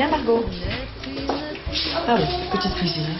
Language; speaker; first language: French; native; French